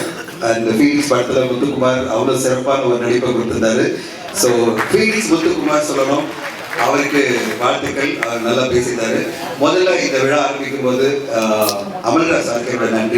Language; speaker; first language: Tamil; native; Tamil